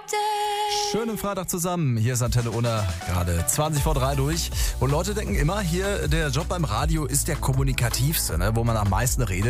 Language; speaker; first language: German; native; German